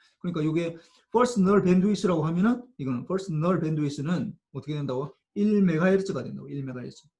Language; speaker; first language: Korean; native; Korean